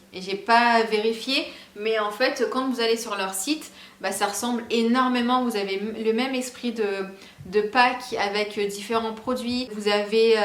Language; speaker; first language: French; native; French